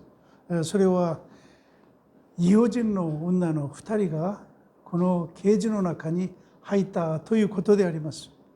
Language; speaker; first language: Japanese; non-native, fluent; Korean